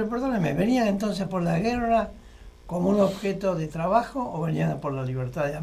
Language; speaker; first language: Spanish; native; Spanish